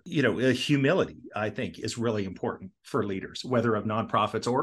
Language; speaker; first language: English; native; English